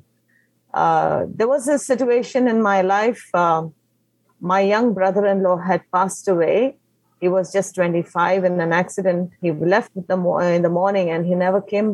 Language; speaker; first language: English; non-native, local second language; Konkani